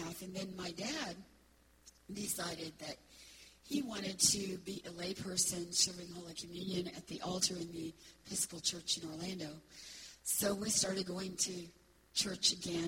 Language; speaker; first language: English; native; English